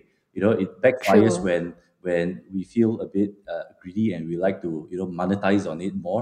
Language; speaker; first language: English; non-native, local second language; Min Nan Chinese